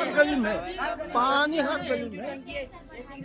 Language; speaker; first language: Hindi; non-native, local second language; Chhattisgarhi